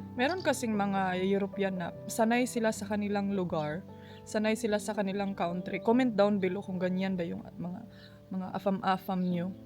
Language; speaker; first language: Filipino; non-native, local second language; Cebuano